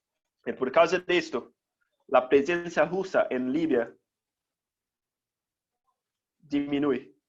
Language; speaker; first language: Spanish; non-native, fluent; Portuguese